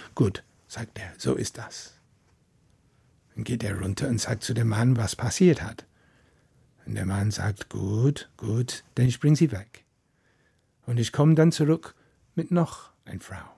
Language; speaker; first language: German; non-native, fluent; English